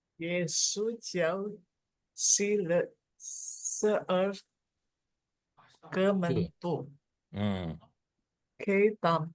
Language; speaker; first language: Chinese; non-native, learner; Indonesian